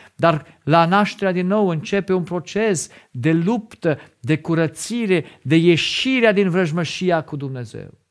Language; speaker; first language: Romanian; non-native, fluent; German